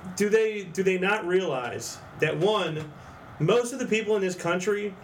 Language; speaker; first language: English; native; English